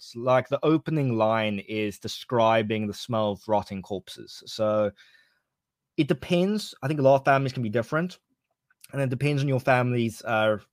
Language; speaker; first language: English; native; English